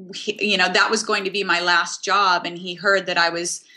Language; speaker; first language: English; native; English